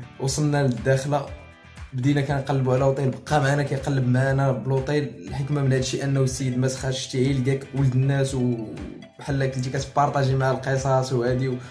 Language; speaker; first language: Arabic; native; Arabic